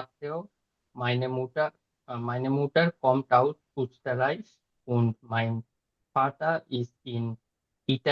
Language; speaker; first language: German; non-native, learner; Bangla